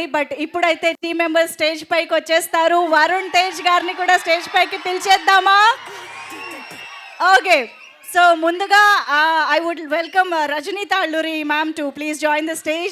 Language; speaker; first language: Telugu; native; Telugu